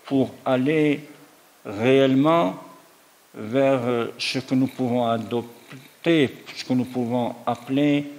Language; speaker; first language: French; non-native, local second language; Arabic